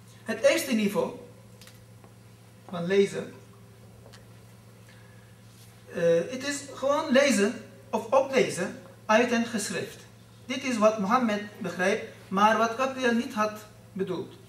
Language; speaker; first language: Dutch; non-native, fluent; Turkish